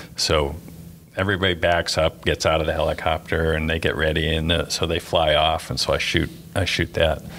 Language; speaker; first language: English; native; English